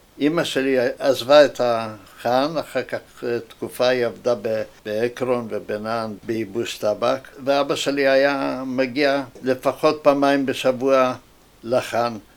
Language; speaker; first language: Hebrew; native; Hebrew